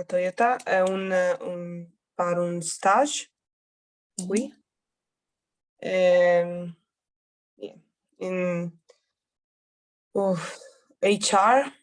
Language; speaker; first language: French; non-native, learner; Italian